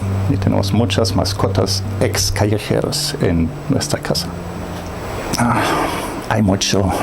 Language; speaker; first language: Spanish; non-native, fluent; German